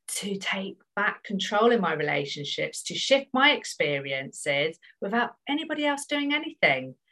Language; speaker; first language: English; native; English